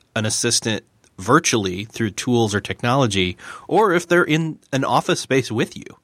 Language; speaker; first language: English; native; English